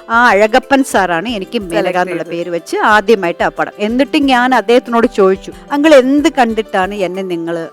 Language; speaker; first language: Malayalam; native; Malayalam